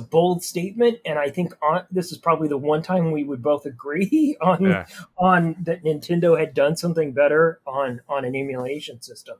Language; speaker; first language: English; native; English